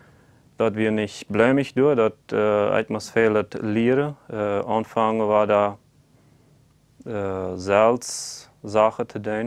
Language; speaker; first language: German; non-native, local second language; Plautdietsch